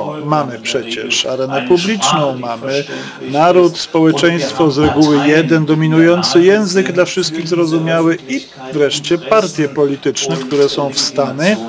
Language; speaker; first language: Polish; native; Polish